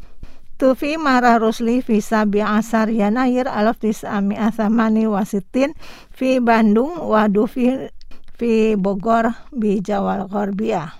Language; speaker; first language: Arabic; non-native, fluent; Indonesian